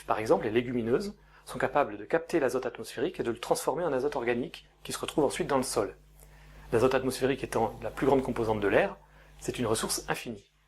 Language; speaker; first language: French; native; French